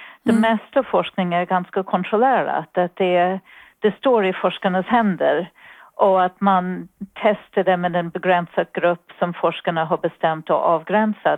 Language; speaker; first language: Swedish; non-native, fluent; English